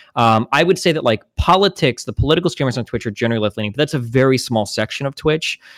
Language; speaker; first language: English; native; English